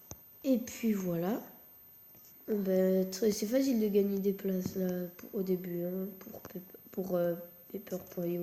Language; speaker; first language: French; native; French